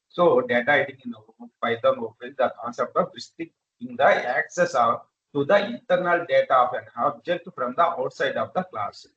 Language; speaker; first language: English; non-native, local second language; Telugu